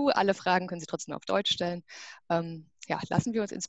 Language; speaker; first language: German; native; German